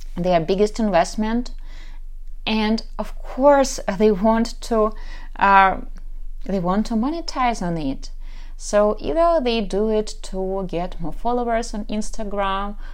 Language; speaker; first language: English; non-native, fluent; Ukrainian